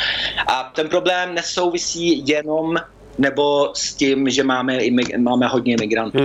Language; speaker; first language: Czech; early bilingual, heritage; Czech